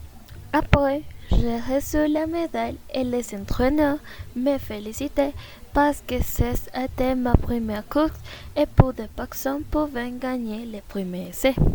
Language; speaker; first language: French; non-native, learner; Spanish